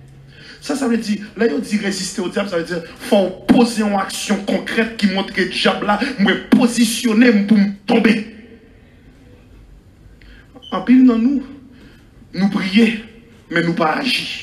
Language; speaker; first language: French; non-native, local second language; Haitian Creole